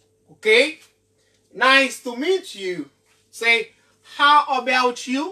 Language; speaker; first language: English; non-native, fluent; Haitian Creole